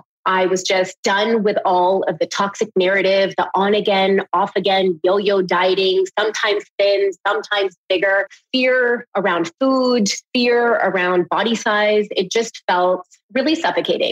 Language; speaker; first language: English; native; English